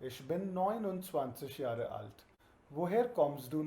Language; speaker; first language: German; non-native, fluent; Hindi